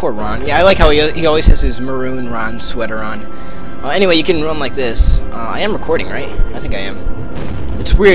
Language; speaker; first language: English; native; English